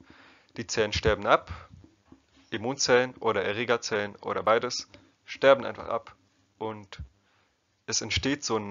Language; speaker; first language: German; non-native, fluent; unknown